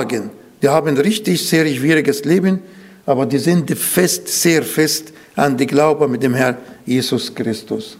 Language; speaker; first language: German; non-native, fluent; Arabic